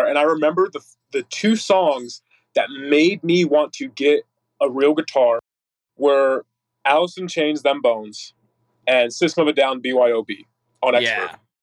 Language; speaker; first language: English; native; English